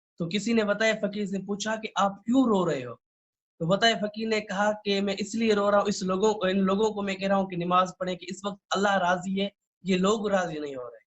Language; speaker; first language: Urdu; non-native, local second language; Sindhi